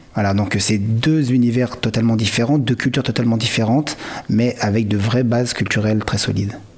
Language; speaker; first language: French; early bilingual, other home language; Malagasy